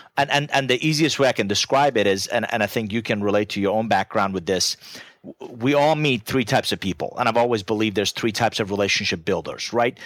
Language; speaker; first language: English; non-native, fluent; Persian